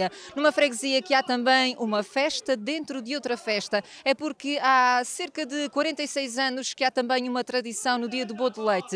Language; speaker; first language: Portuguese; native; Portuguese